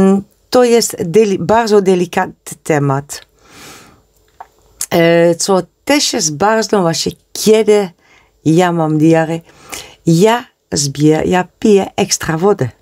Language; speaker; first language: Polish; non-native, learner; Dutch